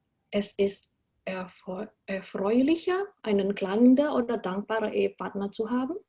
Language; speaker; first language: German; non-native, fluent; Indonesian